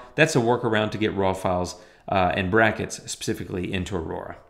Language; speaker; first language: English; native; English